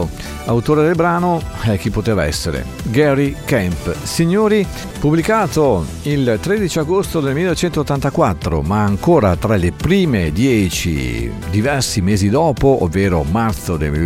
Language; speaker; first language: Italian; native; Italian